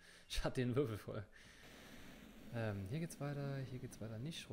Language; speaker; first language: German; native; German